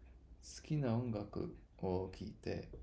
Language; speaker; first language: Japanese; non-native, learner; English